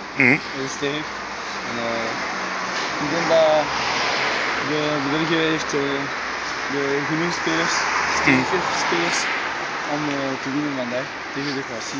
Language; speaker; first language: Dutch; non-native, local second language; French